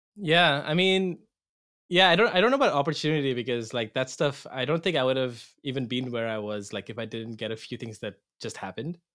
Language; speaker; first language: English; non-native, local second language; Assamese